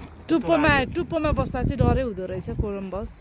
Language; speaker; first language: Nepali; native; Nepali